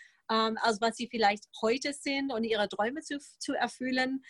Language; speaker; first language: German; non-native, fluent; English